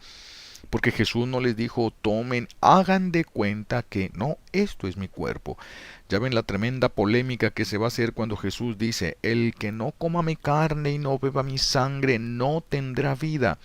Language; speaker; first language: Spanish; native; Spanish